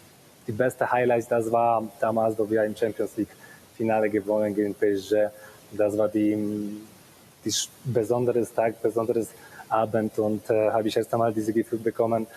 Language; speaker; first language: German; non-native, fluent; Polish